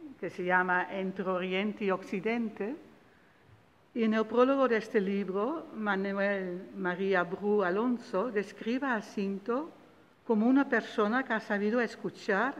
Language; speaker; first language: Spanish; non-native, fluent; Dutch